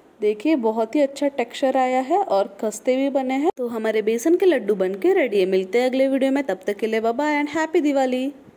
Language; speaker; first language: Hindi; non-native, local second language; Marathi